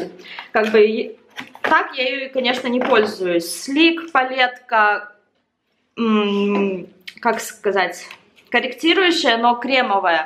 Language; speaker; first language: Russian; native; Russian